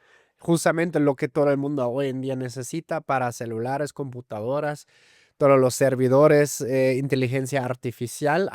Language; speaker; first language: Spanish; native; Spanish